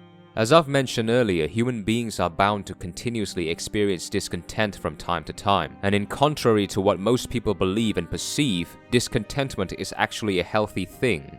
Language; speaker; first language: English; non-native, fluent; Korean